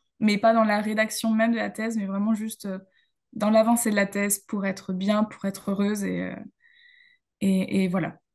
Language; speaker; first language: French; native; French